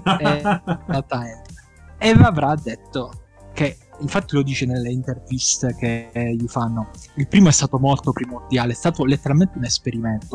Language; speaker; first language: Italian; native; Italian